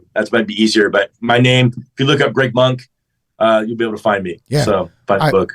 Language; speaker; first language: English; native; English